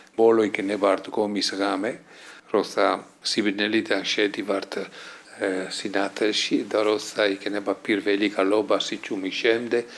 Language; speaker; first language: Georgian; non-native, fluent; Italian